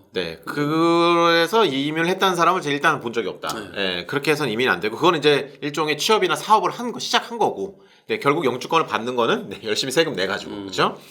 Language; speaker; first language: Korean; native; Korean